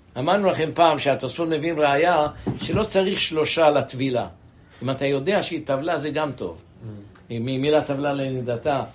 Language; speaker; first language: Hebrew; native; Hebrew